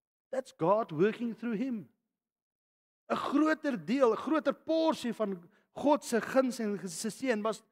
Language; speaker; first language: English; non-native, local second language; Afrikaans